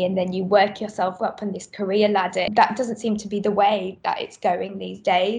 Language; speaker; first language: English; native; English